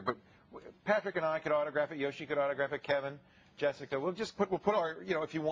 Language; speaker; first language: English; native; English